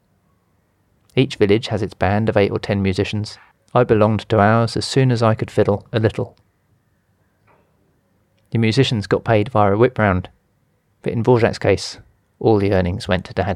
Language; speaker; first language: English; native; English